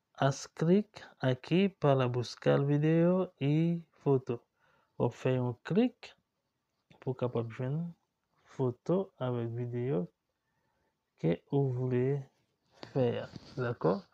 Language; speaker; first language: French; non-native, learner; Haitian Creole